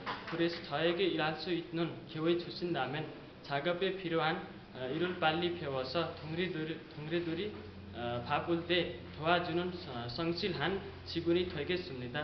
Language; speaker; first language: Korean; non-native, learner; Nepali